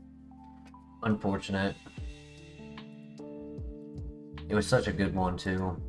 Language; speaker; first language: English; native; English